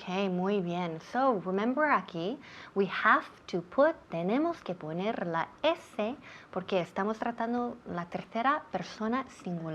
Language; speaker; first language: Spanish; non-native, fluent; English